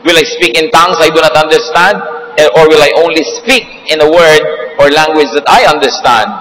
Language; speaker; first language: English; non-native, local second language; Filipino